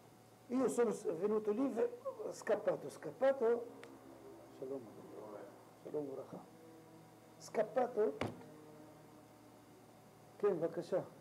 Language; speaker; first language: Italian; non-native, local second language; Arabic